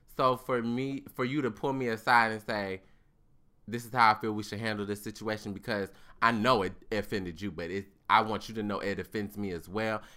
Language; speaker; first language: English; native; English